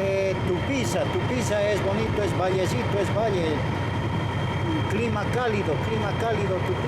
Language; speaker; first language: Spanish; non-native, local second language; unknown